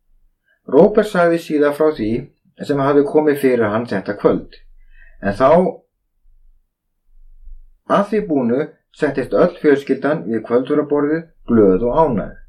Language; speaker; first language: Icelandic; native; Icelandic